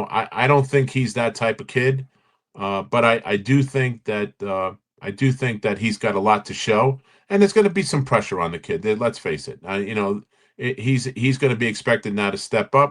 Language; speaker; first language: English; native; English